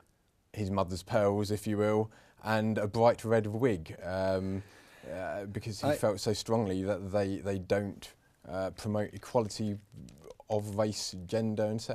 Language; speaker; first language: English; native; English